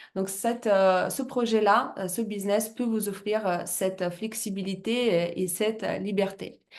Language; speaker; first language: French; non-native, fluent; Russian